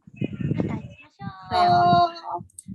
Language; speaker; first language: Japanese; non-native, learner; Indonesian